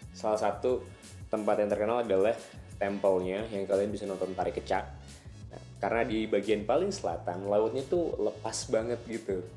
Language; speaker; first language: Indonesian; native; Indonesian